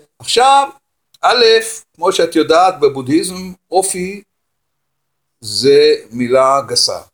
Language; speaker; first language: Hebrew; native; Hebrew